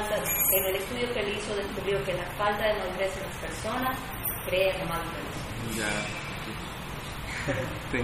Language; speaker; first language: Spanish; native; Spanish